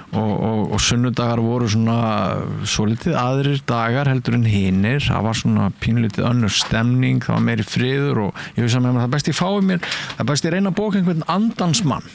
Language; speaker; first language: Icelandic; native; Icelandic